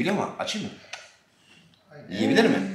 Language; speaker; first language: Turkish; native; Turkish